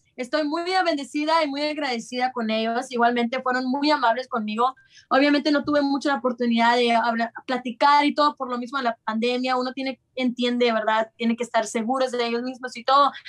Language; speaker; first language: Spanish; early bilingual, heritage; Spanish